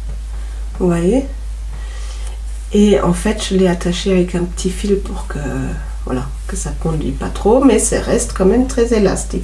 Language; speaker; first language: French; native; French